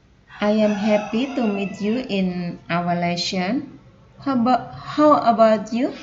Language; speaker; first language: English; non-native, fluent; Indonesian